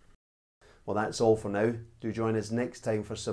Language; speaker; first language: English; native; English